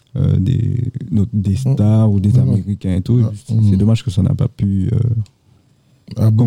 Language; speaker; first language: French; native; French